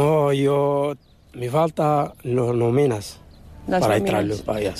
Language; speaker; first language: Spanish; non-native, learner; Arabic